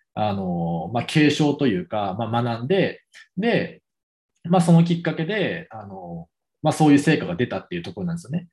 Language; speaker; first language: Japanese; native; Japanese